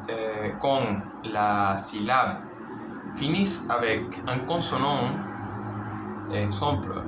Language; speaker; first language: French; non-native, learner; Spanish